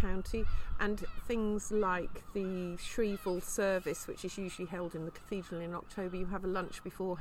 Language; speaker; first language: English; native; English